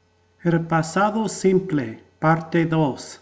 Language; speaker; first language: Spanish; non-native, fluent; English